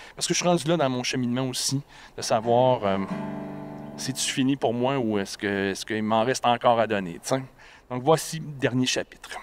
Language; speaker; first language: French; native; French